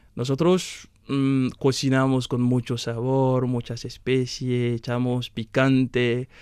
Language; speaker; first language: Spanish; non-native, fluent; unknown